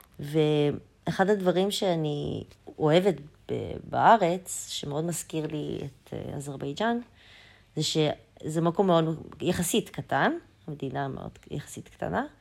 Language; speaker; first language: Hebrew; early bilingual, other home language; Russian